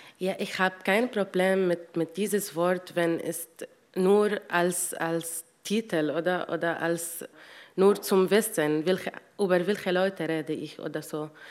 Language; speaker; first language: German; non-native, learner; Arabic